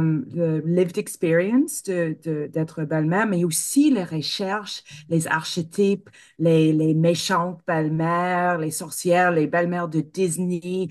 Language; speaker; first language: French; non-native, fluent; English